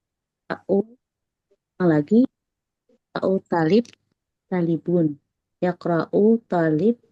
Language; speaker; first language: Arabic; non-native, learner; Indonesian